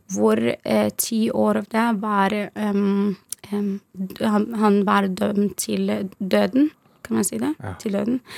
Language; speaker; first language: Norwegian; non-native, fluent; Arabic